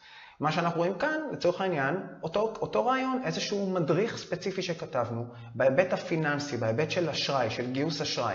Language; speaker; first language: Hebrew; native; Hebrew